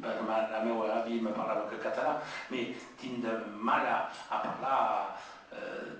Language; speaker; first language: Catalan; non-native, local second language; French